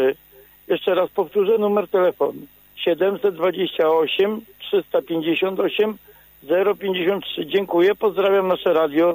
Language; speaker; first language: Polish; native; Polish